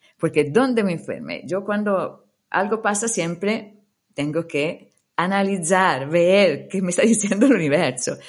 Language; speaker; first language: Spanish; non-native, fluent; Italian